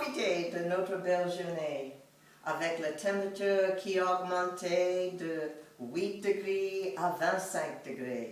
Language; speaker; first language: French; non-native, fluent; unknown